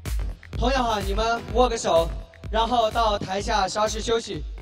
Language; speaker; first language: Chinese; native; Chinese